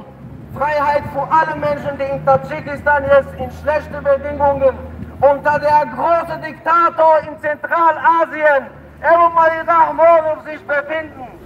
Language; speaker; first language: German; non-native, fluent; Tajik